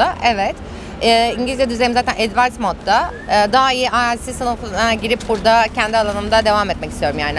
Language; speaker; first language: Turkish; native; Turkish